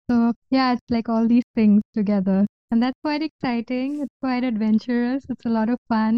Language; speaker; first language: English; non-native, local second language; Bangla